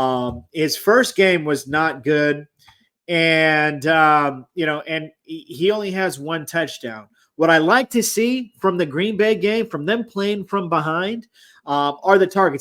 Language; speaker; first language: English; native; English